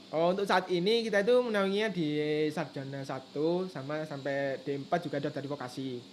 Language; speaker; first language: Indonesian; native; Indonesian